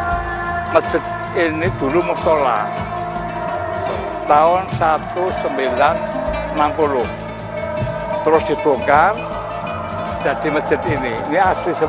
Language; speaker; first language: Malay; non-native, local second language; Javanese